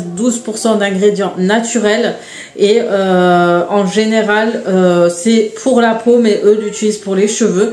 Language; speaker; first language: French; native; French